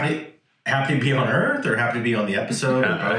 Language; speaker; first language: English; native; English